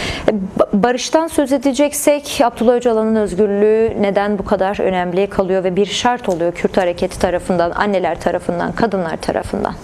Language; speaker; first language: Turkish; native; Turkish